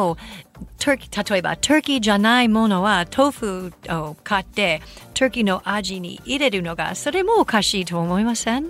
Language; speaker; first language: Japanese; non-native, fluent; English